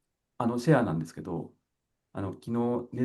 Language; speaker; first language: Japanese; native; Japanese